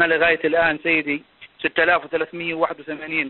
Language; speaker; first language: Arabic; native; Arabic